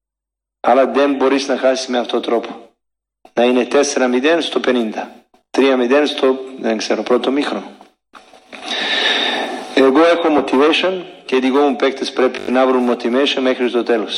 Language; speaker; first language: Greek; non-native, learner; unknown